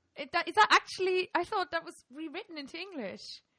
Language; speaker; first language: English; non-native, fluent; German